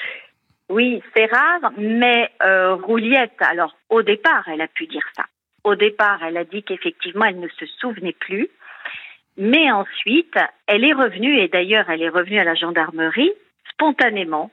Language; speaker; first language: French; native; French